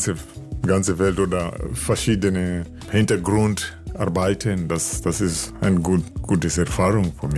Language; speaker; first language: German; non-native, learner; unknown